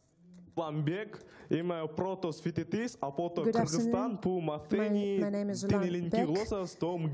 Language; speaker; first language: Greek; non-native, learner; Kyrgyz